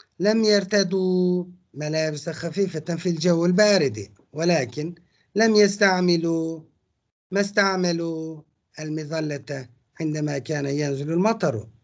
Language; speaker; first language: Arabic; non-native, fluent; Turkish